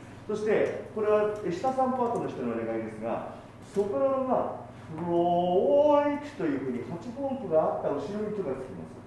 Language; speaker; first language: Japanese; native; Japanese